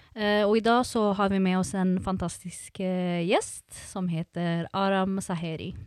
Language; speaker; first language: Norwegian; non-native, fluent; Swedish